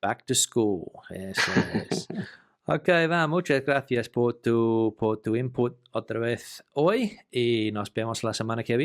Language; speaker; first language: Spanish; non-native, fluent; English